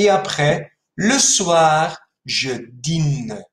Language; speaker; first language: French; non-native, fluent; Spanish